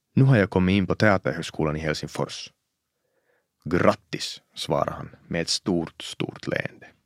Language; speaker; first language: Swedish; native; Swedish